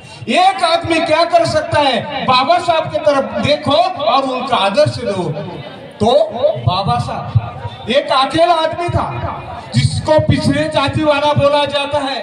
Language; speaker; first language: Hindi; native; Hindi